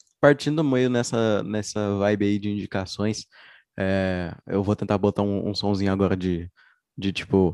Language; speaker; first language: Portuguese; native; Portuguese